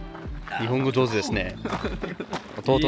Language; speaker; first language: Japanese; non-native, learner; English